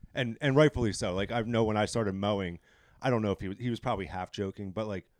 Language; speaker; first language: English; native; English